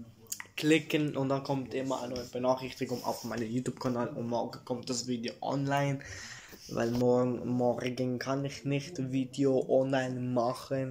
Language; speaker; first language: German; early bilingual, other home language; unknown